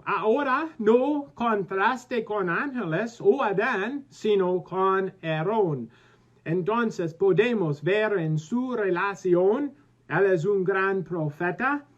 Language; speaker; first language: Spanish; non-native, learner; English